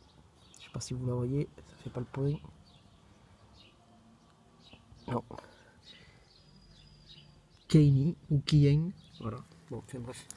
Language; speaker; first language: French; native; French